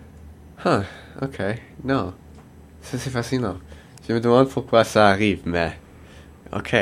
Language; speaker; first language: French; non-native, local second language; English